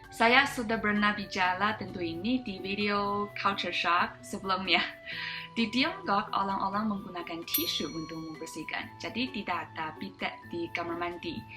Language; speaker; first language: Indonesian; non-native, fluent; Chinese